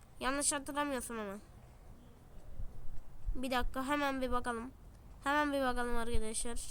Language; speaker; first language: Turkish; native; Turkish